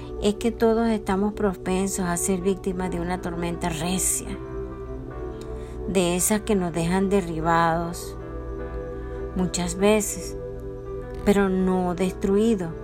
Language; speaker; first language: Spanish; native; Spanish